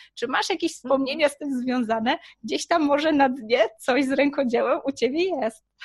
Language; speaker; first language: Polish; native; Polish